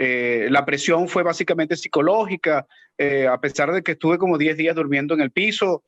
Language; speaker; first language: Spanish; native; Spanish